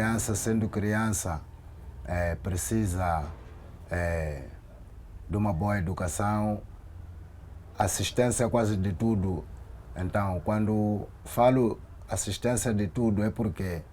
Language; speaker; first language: Portuguese; non-native, local second language; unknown